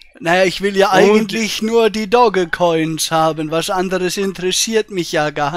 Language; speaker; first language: German; native; German